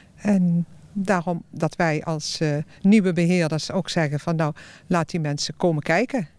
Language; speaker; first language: Dutch; native; Dutch